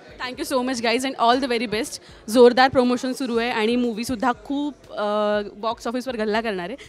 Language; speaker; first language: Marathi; native; Marathi